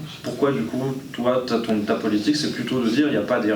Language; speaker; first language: French; native; French